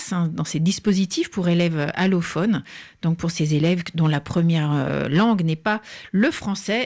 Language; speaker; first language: French; native; French